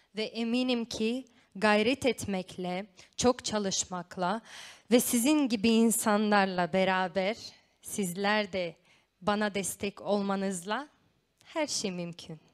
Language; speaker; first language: Turkish; non-native, fluent; Romanian